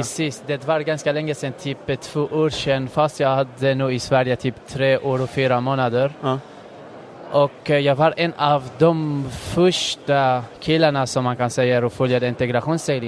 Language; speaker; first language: Swedish; non-native, fluent; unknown